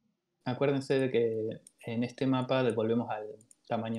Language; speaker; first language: Spanish; native; Spanish